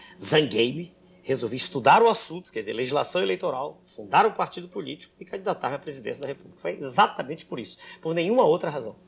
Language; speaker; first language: Portuguese; native; Portuguese